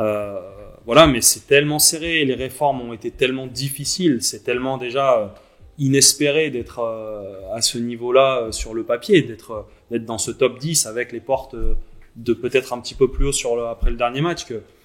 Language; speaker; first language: French; native; French